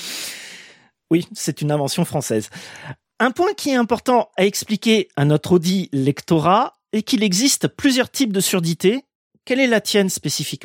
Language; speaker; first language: French; native; French